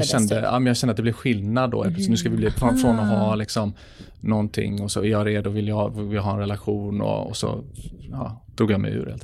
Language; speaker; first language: Swedish; native; Swedish